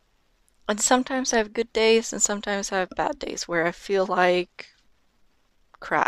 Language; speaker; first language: English; non-native, fluent; Norwegian